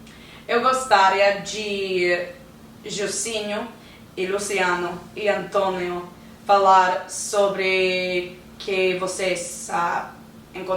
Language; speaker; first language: Portuguese; non-native, learner; English